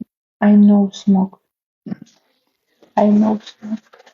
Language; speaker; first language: English; non-native, learner; Russian